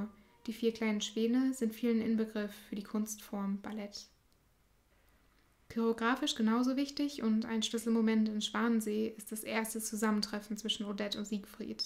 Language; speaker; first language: German; native; German